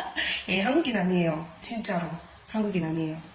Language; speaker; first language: Korean; non-native, learner; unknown